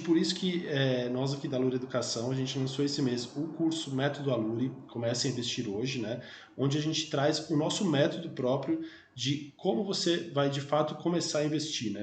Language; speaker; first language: Portuguese; native; Portuguese